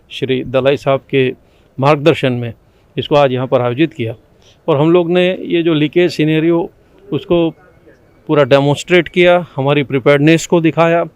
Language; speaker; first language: Hindi; non-native, local second language; Gujarati